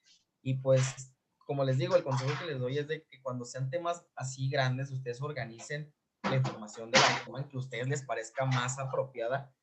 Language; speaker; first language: Spanish; native; Spanish